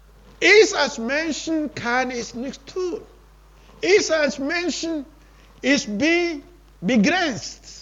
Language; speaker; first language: German; non-native, learner; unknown